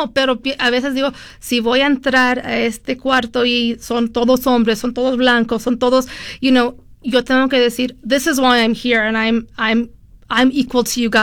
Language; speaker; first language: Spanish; early bilingual, heritage; Spanish